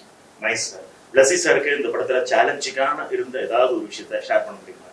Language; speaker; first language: Tamil; native; Tamil